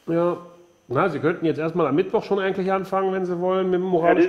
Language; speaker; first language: German; native; German